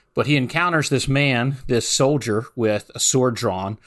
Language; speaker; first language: English; native; English